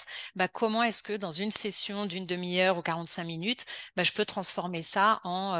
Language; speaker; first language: French; native; French